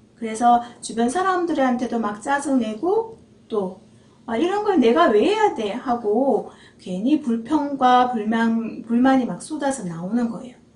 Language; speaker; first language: Korean; native; Korean